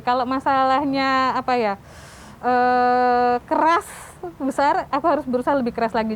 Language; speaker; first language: Indonesian; native; Indonesian